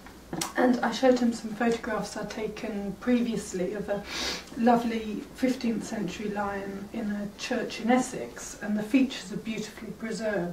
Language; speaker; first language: English; native; English